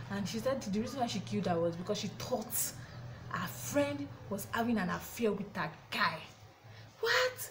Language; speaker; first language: English; non-native, local second language; Yoruba